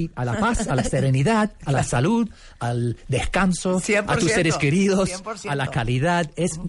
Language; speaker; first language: Spanish; non-native, fluent; English